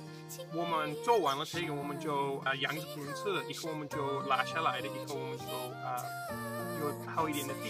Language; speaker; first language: Chinese; non-native, learner; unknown